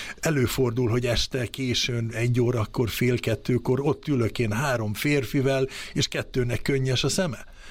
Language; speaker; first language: Hungarian; early bilingual, heritage; Swedish